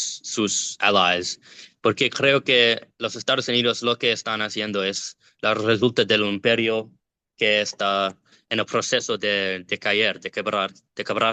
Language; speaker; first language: Spanish; non-native, learner; English